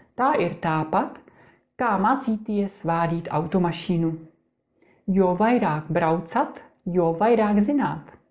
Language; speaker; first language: Latvian; non-native, learner; Czech